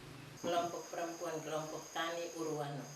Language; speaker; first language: Malay; native; Malay